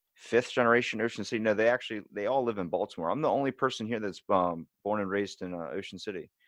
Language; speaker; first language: English; native; English